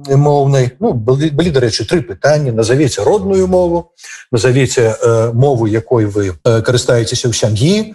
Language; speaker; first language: Belarusian; native; Belarusian